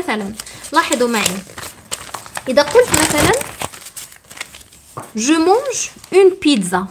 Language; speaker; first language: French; non-native, local second language; Arabic